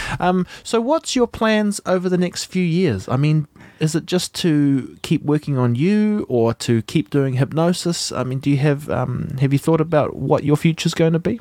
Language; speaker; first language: English; native; English